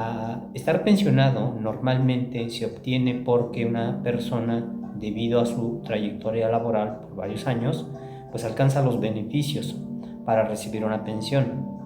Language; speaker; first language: Spanish; native; Spanish